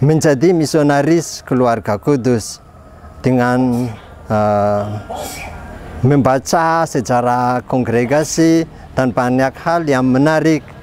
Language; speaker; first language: Indonesian; non-native, fluent; Malagasy